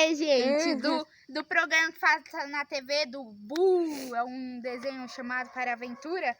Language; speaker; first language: Portuguese; native; Portuguese